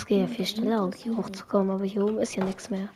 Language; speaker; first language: German; native; German